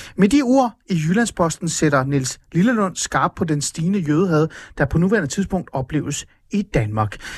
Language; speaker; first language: Danish; early bilingual, other home language; Persian